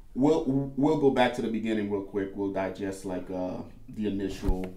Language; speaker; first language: English; native; English